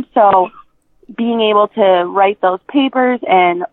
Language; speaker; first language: English; native; English